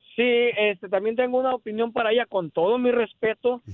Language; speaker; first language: Spanish; native; Spanish